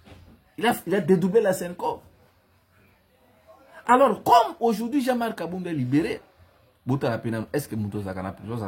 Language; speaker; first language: French; non-native, local second language; Lingala